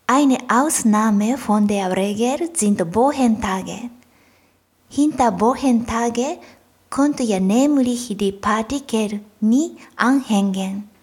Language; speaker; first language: German; non-native, fluent; Japanese